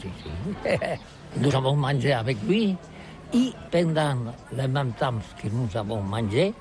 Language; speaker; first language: French; non-native, learner; Catalan